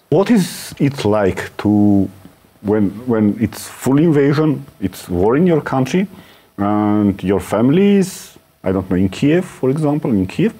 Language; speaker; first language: English; non-native, learner; Armenian